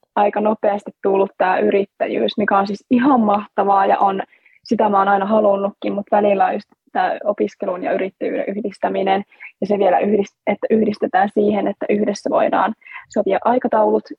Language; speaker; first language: Finnish; native; Finnish